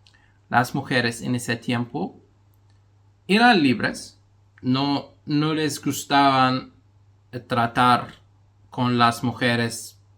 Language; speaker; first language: Spanish; non-native, fluent; Arabic